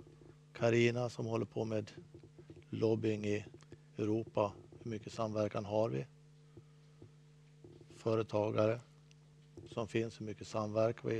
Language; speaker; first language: Swedish; native; Swedish